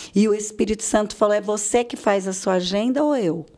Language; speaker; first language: Portuguese; native; Portuguese